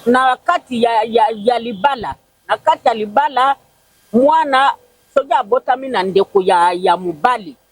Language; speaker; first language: Lingala; non-native, local second language; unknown